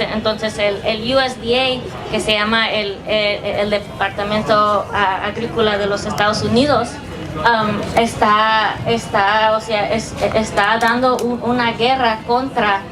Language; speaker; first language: Spanish; early bilingual, heritage; English